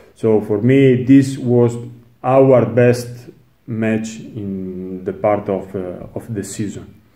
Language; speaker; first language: English; non-native, learner; Italian